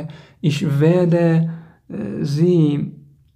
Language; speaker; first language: German; non-native, learner; Persian